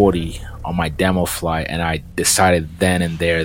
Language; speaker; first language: English; non-native, local second language; Yoruba